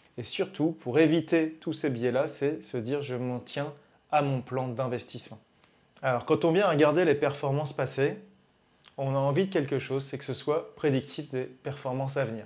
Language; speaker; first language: French; native; French